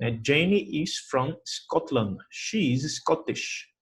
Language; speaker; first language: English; non-native, fluent; Portuguese